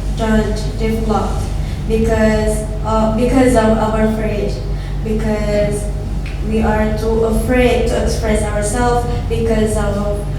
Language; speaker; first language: English; non-native, learner; Indonesian